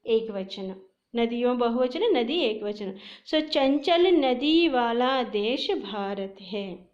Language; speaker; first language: Hindi; non-native, local second language; Telugu